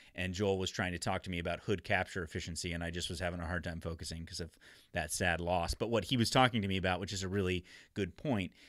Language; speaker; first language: English; native; English